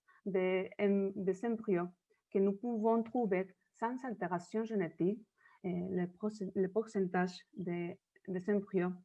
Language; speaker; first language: French; non-native, fluent; Spanish